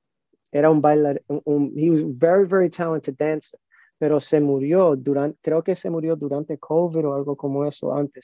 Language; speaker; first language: Spanish; early bilingual, heritage; Spanish